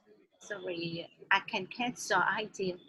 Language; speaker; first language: English; non-native, learner; Vietnamese